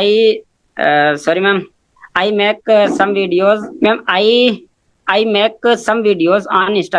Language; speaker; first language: English; non-native, learner; Hindi